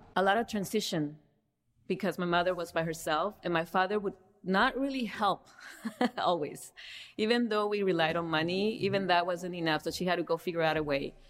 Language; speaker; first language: English; early bilingual, other home language; Spanish